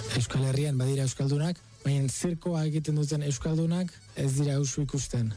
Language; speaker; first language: Basque; non-native, fluent; Spanish